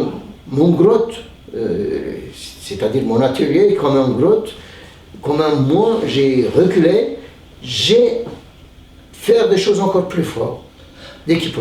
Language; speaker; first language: French; non-native, learner; Turkish